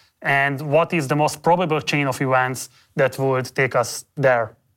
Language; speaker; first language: English; non-native, fluent; Hungarian